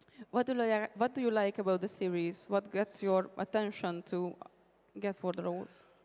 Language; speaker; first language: English; non-native, fluent; Hungarian